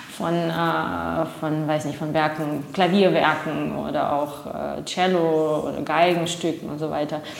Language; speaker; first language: German; non-native, fluent; Russian